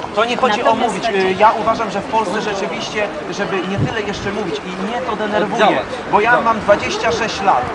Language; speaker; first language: Polish; native; Polish